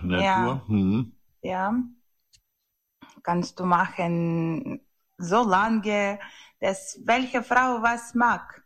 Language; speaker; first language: German; non-native, learner; Ukrainian